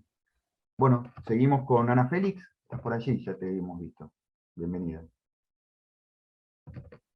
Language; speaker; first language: Spanish; native; Spanish